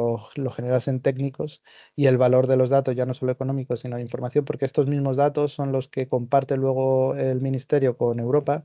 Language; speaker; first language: Spanish; native; Spanish